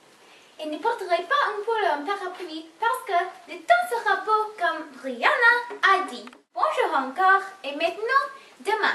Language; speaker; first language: French; non-native, learner; English